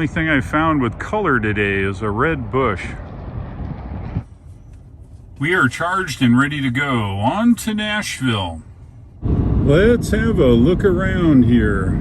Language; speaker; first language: English; native; English